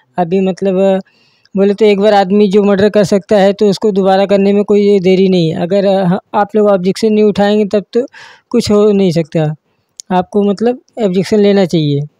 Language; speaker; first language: Hindi; native; Hindi